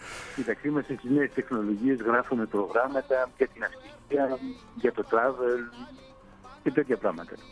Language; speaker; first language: Greek; early bilingual, heritage; Greek